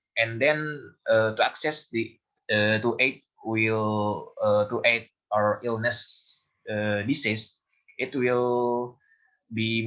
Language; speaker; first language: English; non-native, learner; Indonesian